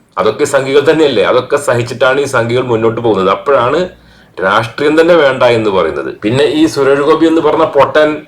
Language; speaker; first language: Malayalam; native; Malayalam